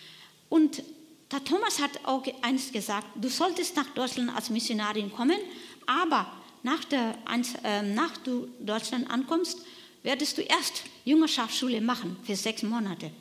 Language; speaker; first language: German; non-native, learner; Nepali